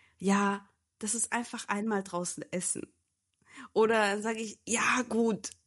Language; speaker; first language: German; early bilingual, other home language; Turkish